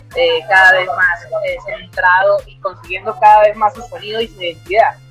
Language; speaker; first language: Spanish; native; Spanish